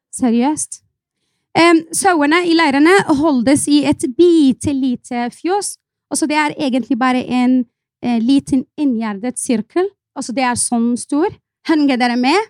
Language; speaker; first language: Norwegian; non-native, fluent; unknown